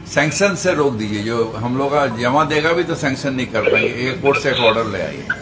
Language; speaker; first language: Hindi; non-native, local second language; Bangla